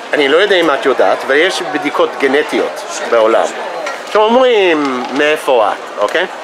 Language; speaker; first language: Hebrew; non-native, fluent; English